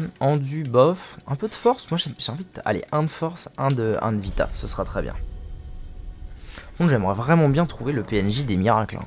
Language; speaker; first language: French; native; French